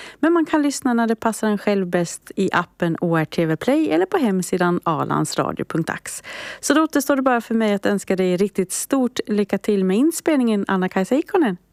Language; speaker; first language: Swedish; native; Swedish